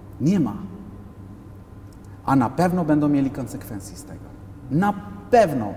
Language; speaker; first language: Polish; non-native, fluent; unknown